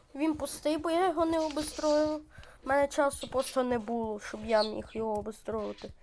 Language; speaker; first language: Ukrainian; non-native, local second language; Russian